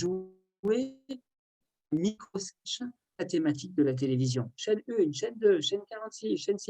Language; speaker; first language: French; native; French